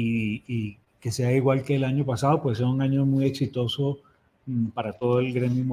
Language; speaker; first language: Spanish; native; Spanish